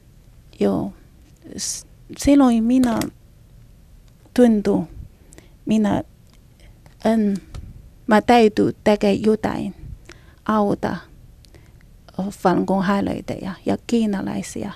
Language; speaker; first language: Finnish; non-native, learner; Chinese